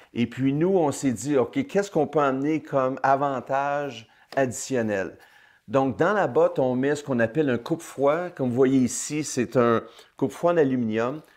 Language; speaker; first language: French; native; French